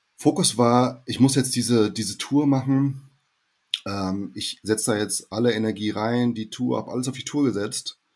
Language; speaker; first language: German; early bilingual, heritage; German